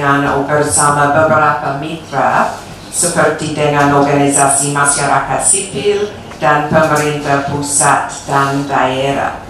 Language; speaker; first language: Indonesian; non-native, fluent; English